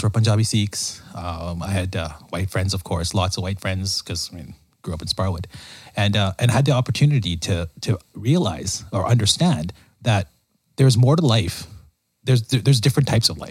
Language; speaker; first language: English; native; English